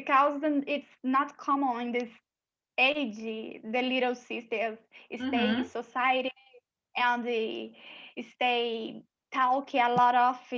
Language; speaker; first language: English; non-native, learner; Portuguese